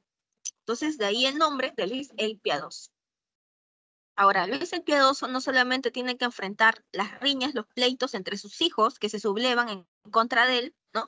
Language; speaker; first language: Spanish; native; Spanish